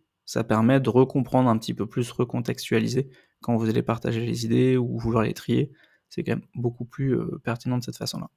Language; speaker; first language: French; native; French